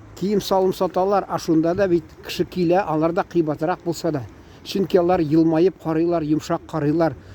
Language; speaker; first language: Tatar; native; Tatar